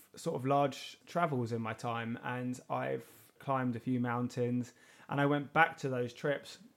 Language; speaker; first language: English; native; English